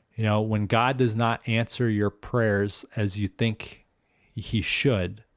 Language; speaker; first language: English; native; English